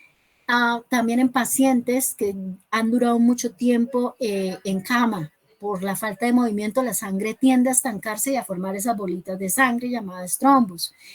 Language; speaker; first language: Spanish; native; Spanish